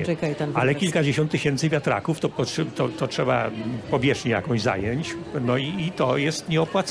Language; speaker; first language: Polish; native; Polish